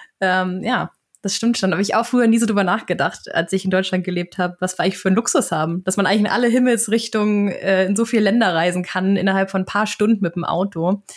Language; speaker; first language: German; native; German